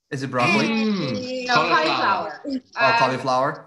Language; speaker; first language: English; non-native, fluent; Portuguese